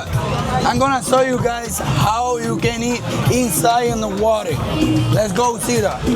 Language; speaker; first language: English; non-native, learner; Spanish